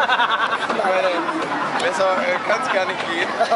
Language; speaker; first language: German; native; German